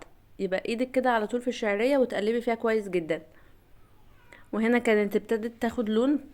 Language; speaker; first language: Arabic; native; Arabic